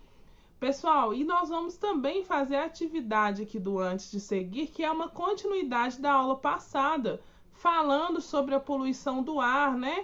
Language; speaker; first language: Portuguese; native; Portuguese